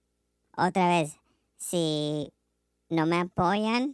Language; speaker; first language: Spanish; non-native, learner; English